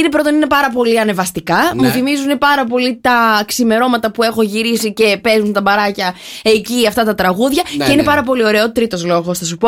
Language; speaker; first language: Greek; native; Greek